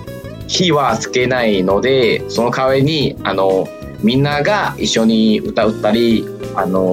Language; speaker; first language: Japanese; non-native, fluent; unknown